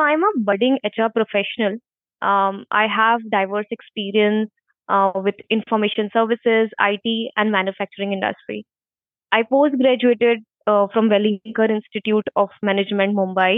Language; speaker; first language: English; non-native, local second language; Hindi